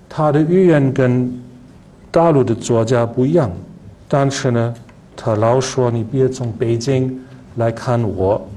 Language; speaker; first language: Chinese; non-native, fluent; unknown